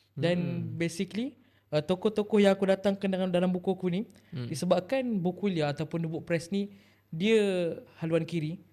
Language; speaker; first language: Malay; native; Malay